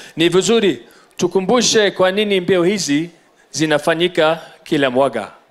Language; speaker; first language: Swahili; non-native, local second language; English